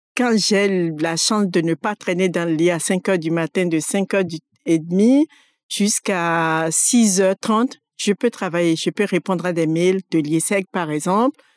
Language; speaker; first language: French; non-native, local second language; Fon